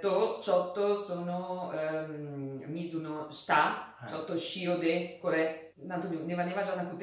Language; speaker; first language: Japanese; non-native, learner; Italian